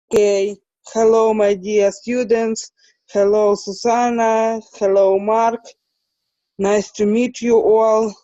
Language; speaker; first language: English; non-native, fluent; Russian